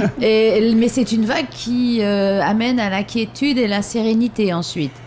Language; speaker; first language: French; native; French